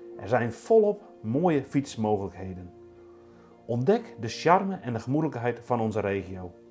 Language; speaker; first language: Dutch; non-native, local second language; Western Frisian